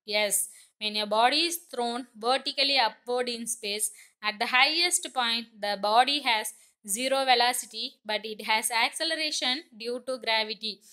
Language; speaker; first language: English; non-native, local second language; Tamil